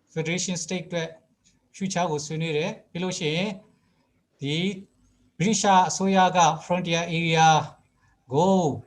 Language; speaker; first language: Burmese; non-native, local second language; Kachin